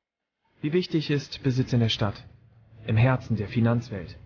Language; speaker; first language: German; native; German